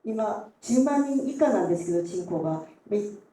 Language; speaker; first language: Japanese; non-native, fluent; Korean